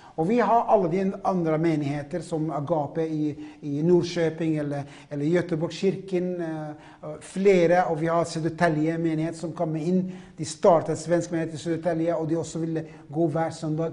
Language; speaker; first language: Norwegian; non-native, fluent; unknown